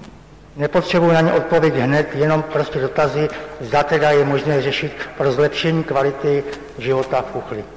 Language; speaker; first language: Czech; native; Czech